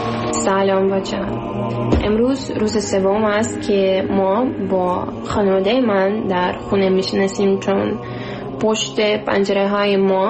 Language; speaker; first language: Persian; non-native, learner; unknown